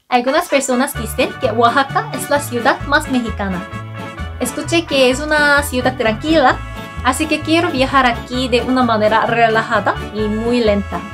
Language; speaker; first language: Spanish; non-native, fluent; Korean